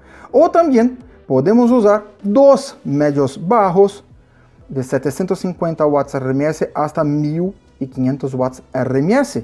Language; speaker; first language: Spanish; non-native, fluent; Portuguese